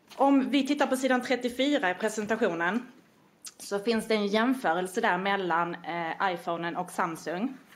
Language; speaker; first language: Swedish; native; Swedish